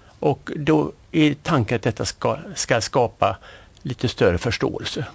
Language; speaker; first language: Swedish; native; Swedish